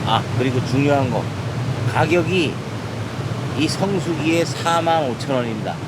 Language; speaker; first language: Korean; native; Korean